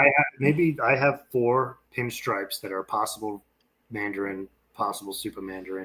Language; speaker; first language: English; native; English